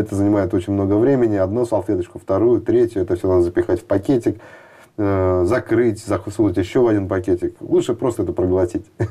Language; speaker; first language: Russian; native; Russian